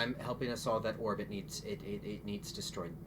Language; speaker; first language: English; native; English